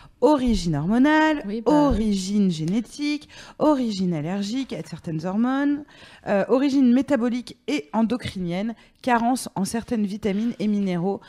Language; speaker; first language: French; native; French